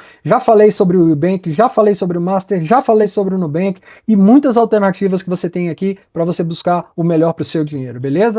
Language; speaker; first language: Portuguese; native; Portuguese